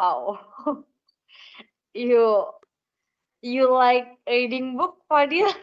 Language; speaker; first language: English; non-native, learner; Indonesian